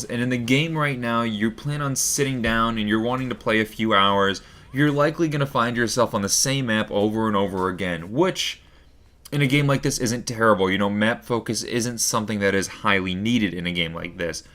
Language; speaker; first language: English; native; English